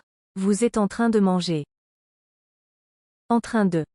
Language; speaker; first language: French; non-native, learner; English